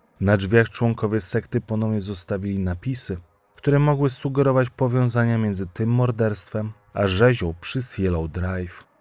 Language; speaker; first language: Polish; native; Polish